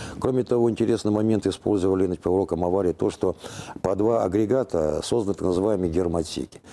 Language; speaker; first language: Russian; native; Russian